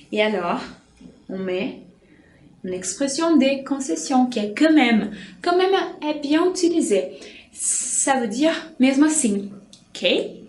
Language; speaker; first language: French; non-native, fluent; Portuguese